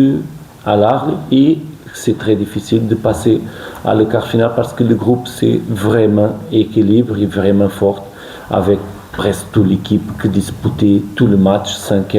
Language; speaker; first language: French; non-native, fluent; Portuguese